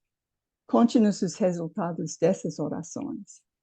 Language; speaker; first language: Portuguese; non-native, fluent; English